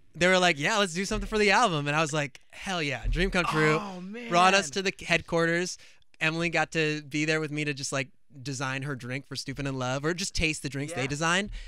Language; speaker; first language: English; native; English